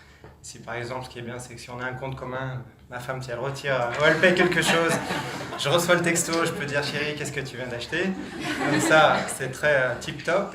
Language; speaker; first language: French; native; French